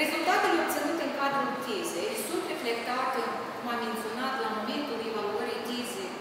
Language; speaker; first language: Romanian; native; Romanian